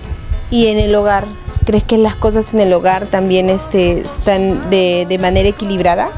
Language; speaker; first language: Spanish; native; Spanish